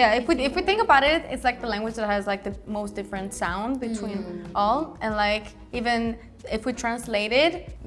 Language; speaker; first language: English; non-native, fluent; Italian